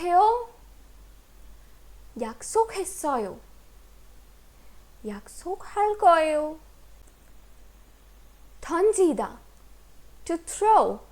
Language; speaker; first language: Korean; non-native, fluent; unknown